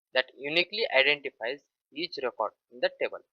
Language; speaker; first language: English; non-native, local second language; Kannada